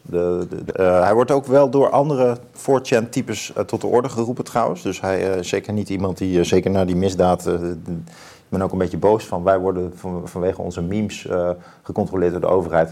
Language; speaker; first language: Dutch; native; Dutch